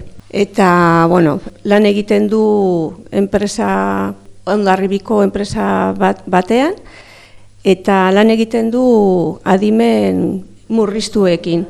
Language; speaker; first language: Basque; non-native, local second language; Spanish